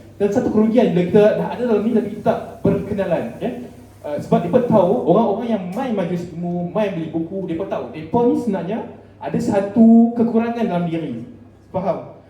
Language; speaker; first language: Malay; native; Malay